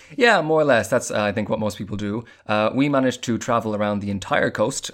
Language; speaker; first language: English; native; English